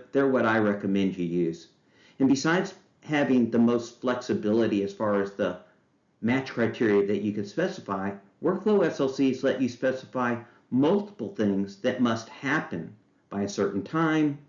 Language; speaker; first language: English; native; English